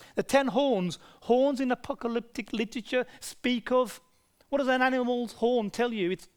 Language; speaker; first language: English; native; English